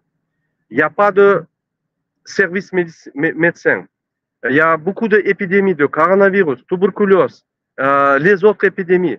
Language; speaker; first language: French; non-native, learner; Turkmen